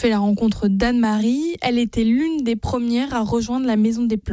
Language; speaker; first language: French; native; French